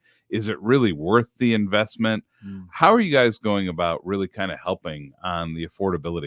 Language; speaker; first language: English; native; English